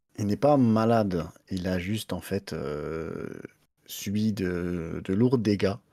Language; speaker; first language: French; native; French